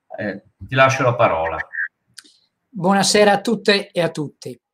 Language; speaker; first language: Italian; native; Italian